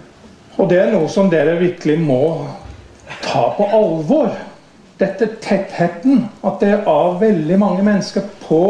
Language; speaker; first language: Norwegian; non-native, fluent; English